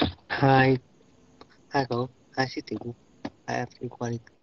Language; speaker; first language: English; non-native, learner; Vietnamese